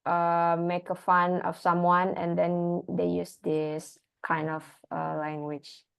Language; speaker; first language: English; non-native, learner; Indonesian